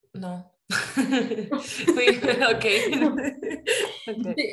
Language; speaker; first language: French; non-native, learner; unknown